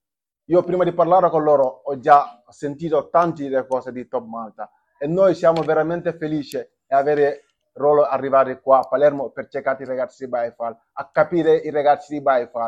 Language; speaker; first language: Italian; non-native, fluent; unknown